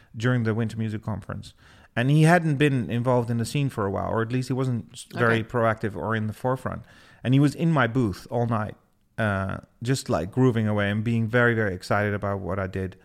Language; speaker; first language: English; non-native, fluent; Dutch